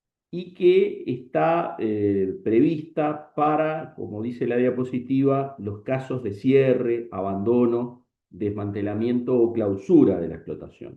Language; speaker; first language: Spanish; native; Spanish